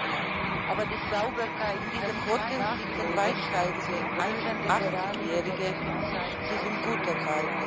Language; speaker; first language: German; non-native, fluent; Croatian